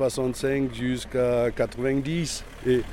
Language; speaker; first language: French; non-native, learner; German